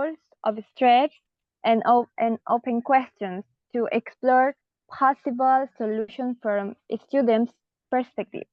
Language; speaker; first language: English; non-native, learner; Spanish